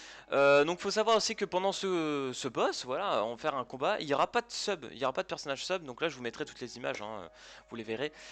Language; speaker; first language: French; native; French